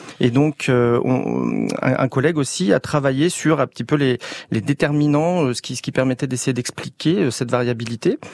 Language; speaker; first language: French; native; French